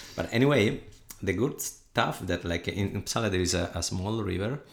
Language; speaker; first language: English; non-native, fluent; Italian